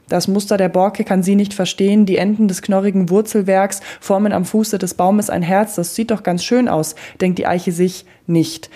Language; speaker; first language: German; native; German